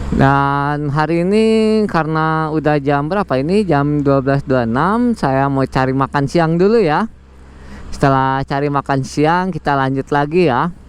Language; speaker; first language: Indonesian; native; Indonesian